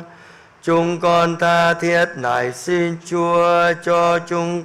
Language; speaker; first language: Vietnamese; native; Vietnamese